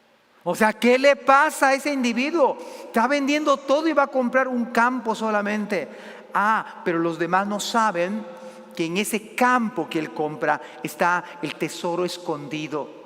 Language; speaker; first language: Spanish; native; Spanish